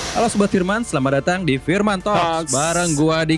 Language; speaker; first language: Indonesian; native; Indonesian